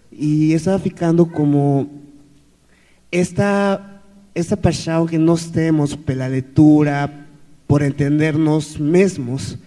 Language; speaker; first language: Portuguese; non-native, fluent; Spanish